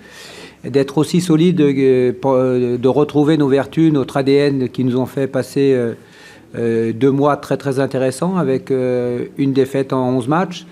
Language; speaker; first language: French; native; French